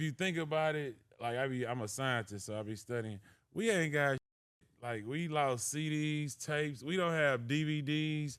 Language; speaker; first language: English; native; English